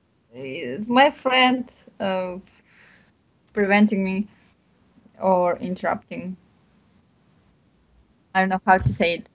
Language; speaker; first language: English; non-native, learner; Bashkir